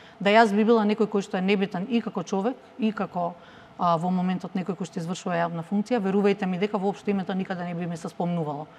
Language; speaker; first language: Macedonian; native; Macedonian